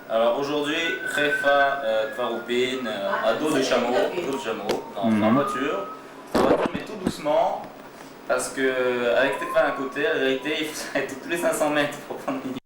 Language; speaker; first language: French; native; French